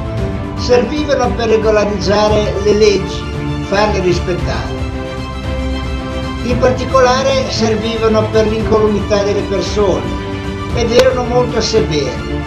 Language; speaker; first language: Italian; native; Italian